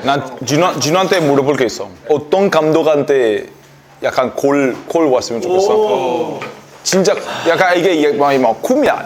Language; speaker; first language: Korean; non-native, fluent; Italian